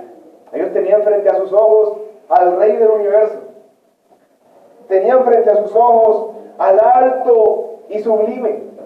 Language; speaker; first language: Spanish; native; Spanish